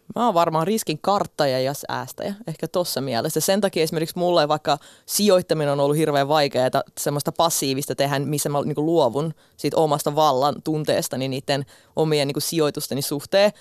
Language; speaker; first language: Finnish; early bilingual, other home language; Russian